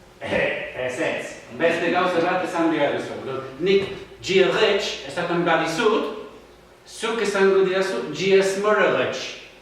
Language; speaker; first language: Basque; non-native, fluent; English